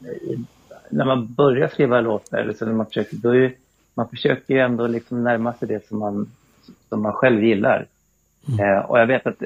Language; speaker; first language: Swedish; native; Swedish